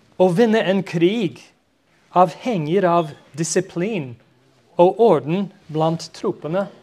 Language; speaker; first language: Norwegian; non-native, fluent; English